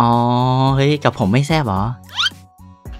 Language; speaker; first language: Thai; native; Thai